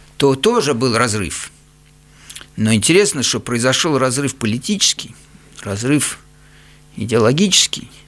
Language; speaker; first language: Russian; native; Russian